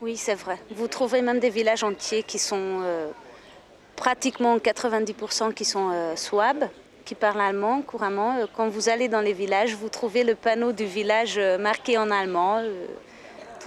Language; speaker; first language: French; non-native, fluent; Hungarian